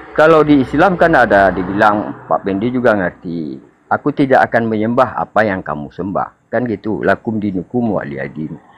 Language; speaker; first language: Indonesian; non-native, local second language; Achinese